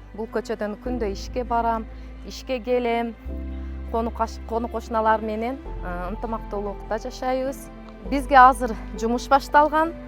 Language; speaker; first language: Kyrgyz; non-native, local second language; Uzbek